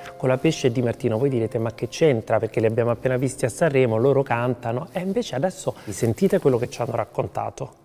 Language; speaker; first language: Italian; native; Italian